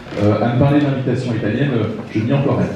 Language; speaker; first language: French; native; French